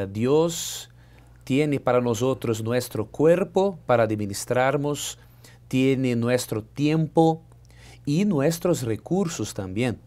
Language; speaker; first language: Spanish; non-native, learner; Portuguese